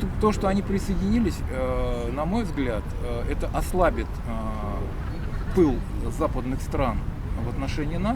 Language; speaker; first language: Russian; native; Russian